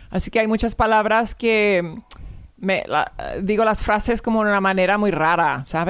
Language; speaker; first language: Spanish; early bilingual, heritage; English